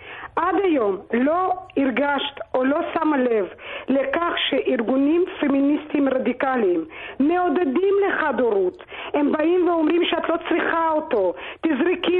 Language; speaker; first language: Hebrew; native; Hebrew